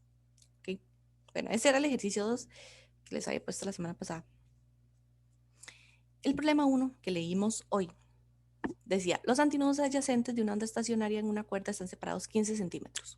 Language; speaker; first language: Spanish; native; Spanish